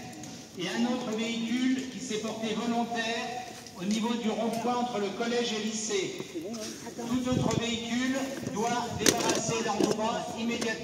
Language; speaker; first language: French; native; French